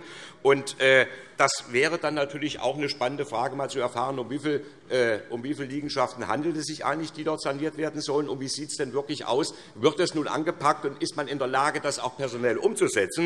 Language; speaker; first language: German; native; German